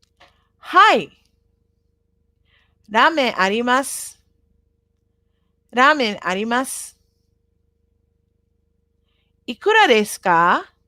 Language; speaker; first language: Japanese; non-native, fluent; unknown